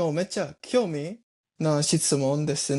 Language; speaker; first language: Japanese; non-native, learner; English